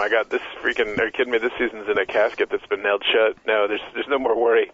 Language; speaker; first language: English; native; English